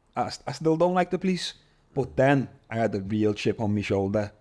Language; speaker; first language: English; native; English